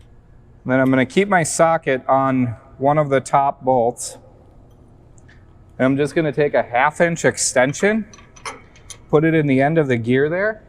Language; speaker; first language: English; native; English